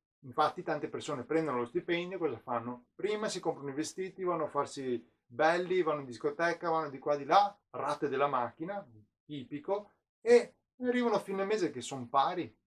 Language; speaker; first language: Italian; native; Italian